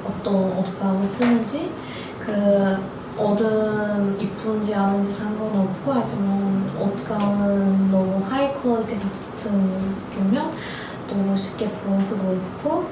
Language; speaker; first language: Korean; non-native, learner; Turkish